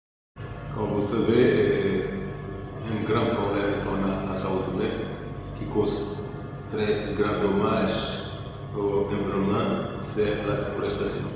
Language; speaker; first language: French; non-native, fluent; Portuguese